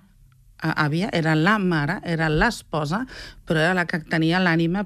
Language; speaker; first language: Catalan; native; Catalan